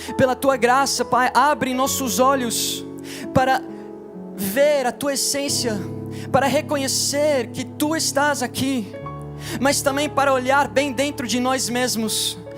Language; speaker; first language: Portuguese; non-native, fluent; English